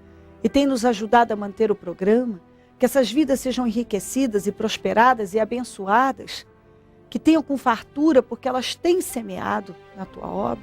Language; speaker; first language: Portuguese; native; Portuguese